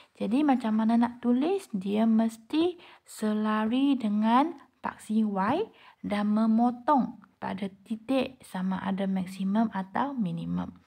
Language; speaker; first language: Malay; non-native, local second language; Chinese